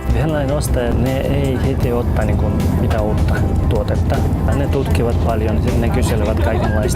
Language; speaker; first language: Finnish; non-native, fluent; Russian